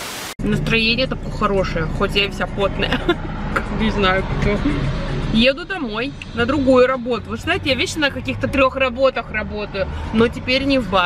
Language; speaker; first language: Russian; native; Russian